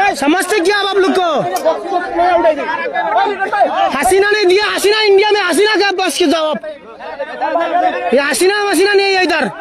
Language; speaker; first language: Hindi; non-native, local second language; Bangla